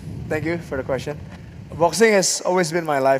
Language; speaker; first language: English; non-native, fluent; Indonesian